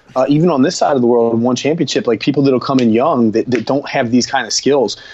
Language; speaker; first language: English; native; English